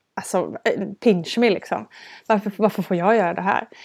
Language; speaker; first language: Swedish; native; Swedish